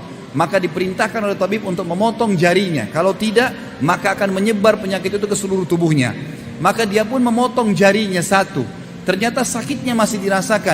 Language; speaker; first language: Indonesian; native; Indonesian